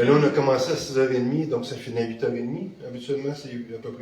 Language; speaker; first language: French; native; French